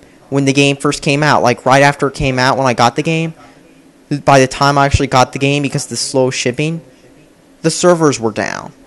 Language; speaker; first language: English; native; English